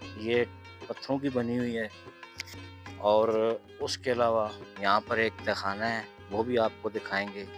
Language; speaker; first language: Urdu; non-native, local second language; Punjabi